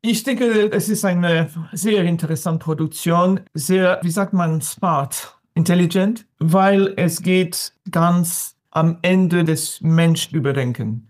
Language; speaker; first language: German; non-native, fluent; French